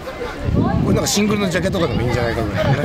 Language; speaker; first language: Japanese; native; Japanese